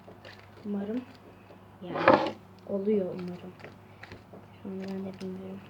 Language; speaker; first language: Turkish; native; Turkish